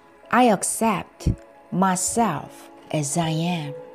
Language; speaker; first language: English; non-native, fluent; Korean